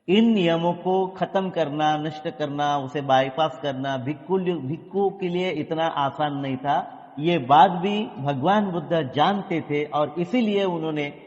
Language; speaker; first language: Hindi; non-native, local second language; Marathi